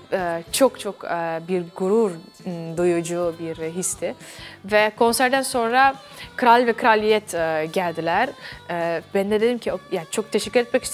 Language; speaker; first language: Turkish; early bilingual, heritage; Dutch